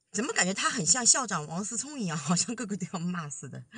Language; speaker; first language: Chinese; native; Chinese